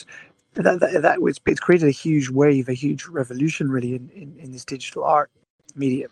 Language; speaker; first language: English; native; English